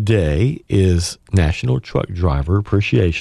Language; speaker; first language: English; native; English